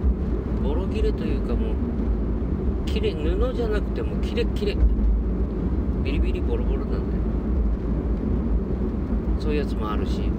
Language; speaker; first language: Japanese; native; Japanese